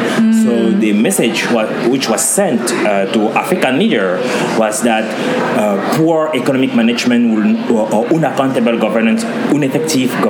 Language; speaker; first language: English; non-native, local second language; French